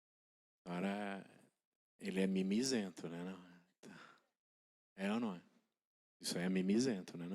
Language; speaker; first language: Portuguese; native; Portuguese